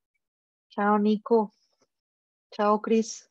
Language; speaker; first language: Spanish; native; Spanish